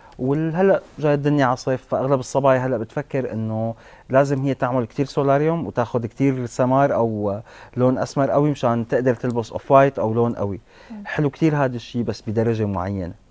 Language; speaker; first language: Arabic; native; Arabic